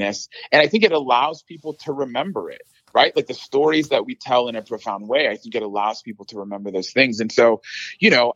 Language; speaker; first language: English; native; English